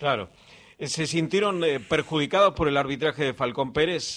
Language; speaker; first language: Spanish; native; Spanish